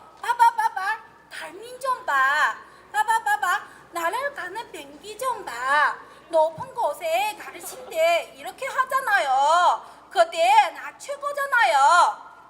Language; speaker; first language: Korean; non-native, learner; Chinese